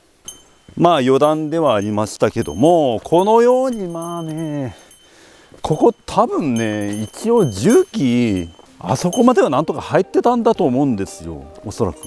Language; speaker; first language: Japanese; native; Japanese